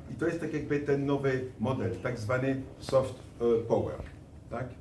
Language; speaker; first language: Polish; non-native, fluent; French